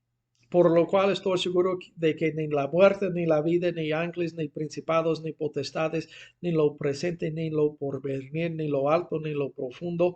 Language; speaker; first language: Spanish; non-native, fluent; English